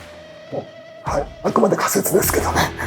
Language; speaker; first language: Japanese; native; Japanese